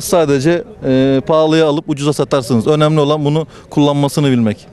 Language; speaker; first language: Turkish; native; Turkish